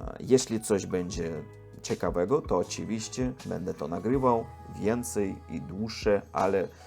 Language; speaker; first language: Polish; non-native, learner; Russian